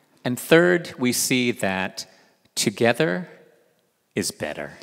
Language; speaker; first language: English; early bilingual, other home language; Korean